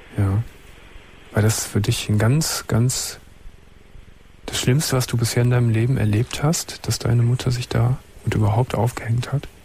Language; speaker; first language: German; native; German